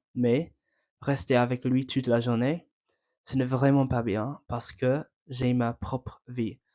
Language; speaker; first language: French; non-native, fluent; English